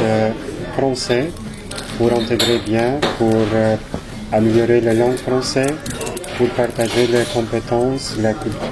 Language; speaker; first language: French; non-native, learner; Albanian